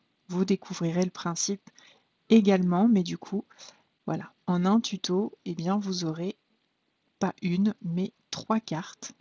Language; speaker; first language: French; native; French